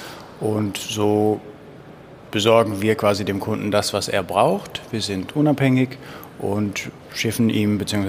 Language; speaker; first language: German; native; German